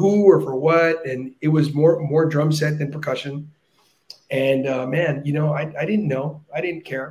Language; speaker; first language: English; native; English